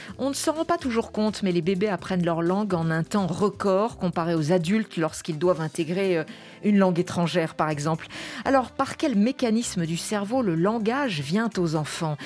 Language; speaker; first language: French; native; French